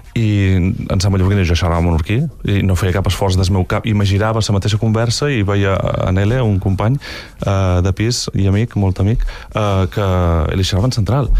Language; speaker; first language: Catalan; native; Catalan